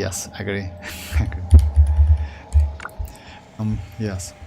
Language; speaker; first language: English; non-native, fluent; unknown